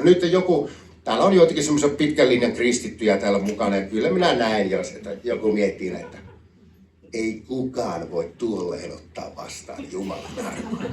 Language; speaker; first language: Finnish; native; Finnish